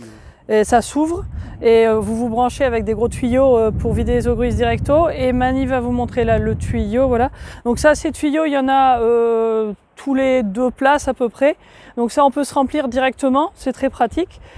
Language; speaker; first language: French; native; French